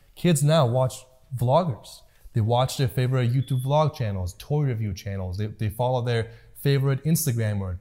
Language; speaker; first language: English; early bilingual, other home language; Persian